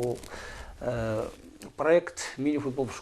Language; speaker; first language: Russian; non-native, local second language; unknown